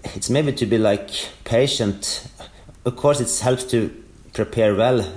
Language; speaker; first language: English; non-native, fluent; Norwegian